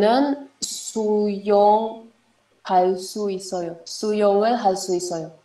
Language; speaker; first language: Korean; non-native, learner; Indonesian